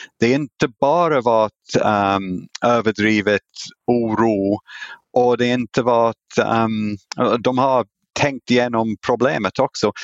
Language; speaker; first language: Swedish; non-native, fluent; English